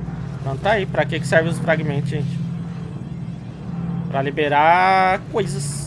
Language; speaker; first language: Portuguese; native; Portuguese